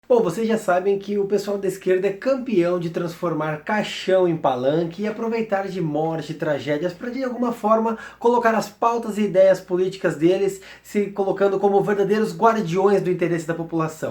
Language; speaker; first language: Portuguese; native; Portuguese